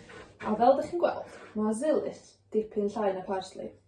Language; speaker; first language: Welsh; native; Welsh